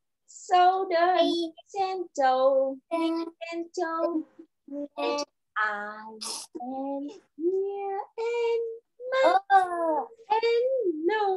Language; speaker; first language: English; non-native, learner; Vietnamese